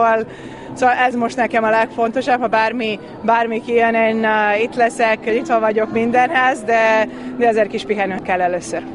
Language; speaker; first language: Hungarian; non-native, fluent; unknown